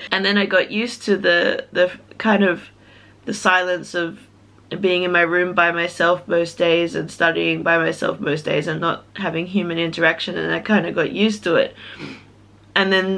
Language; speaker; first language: English; native; English